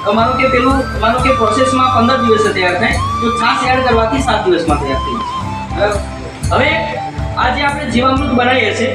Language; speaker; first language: Gujarati; non-native, local second language; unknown